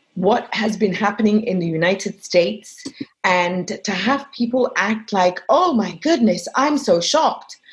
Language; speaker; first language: English; non-native, fluent; Arabic